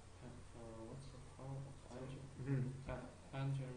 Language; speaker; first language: English; non-native, learner; Chinese